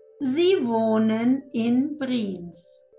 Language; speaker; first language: German; non-native, fluent; Spanish